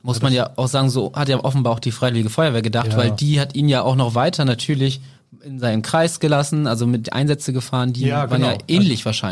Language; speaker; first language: German; native; German